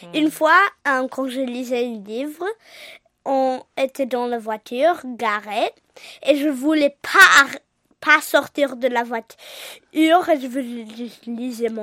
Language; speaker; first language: French; early bilingual, heritage; English